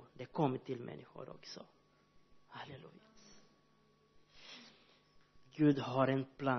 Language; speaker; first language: Swedish; non-native, learner; Portuguese